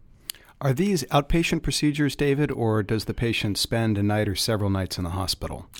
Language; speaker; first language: English; native; English